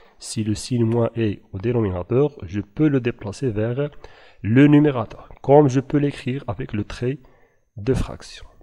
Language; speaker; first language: French; non-native, local second language; Arabic